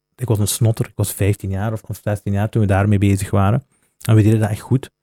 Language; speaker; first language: Dutch; native; Dutch